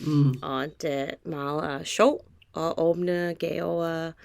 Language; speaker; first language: Danish; non-native, learner; English